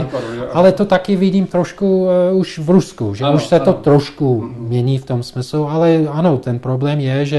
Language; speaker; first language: Czech; non-native, fluent; English